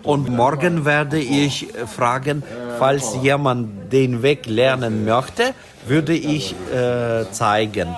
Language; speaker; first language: German; non-native, fluent; Ukrainian